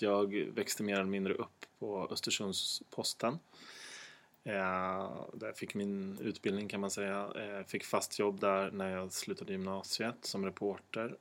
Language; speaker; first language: Swedish; native; Swedish